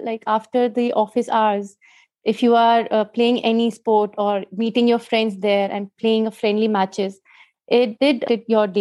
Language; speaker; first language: English; non-native, local second language; Hindi